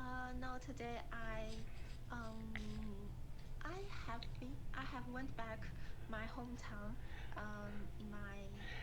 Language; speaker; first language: English; non-native, learner; Chinese